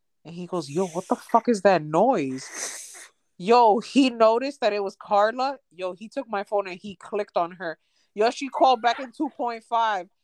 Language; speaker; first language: English; early bilingual, other home language; Spanish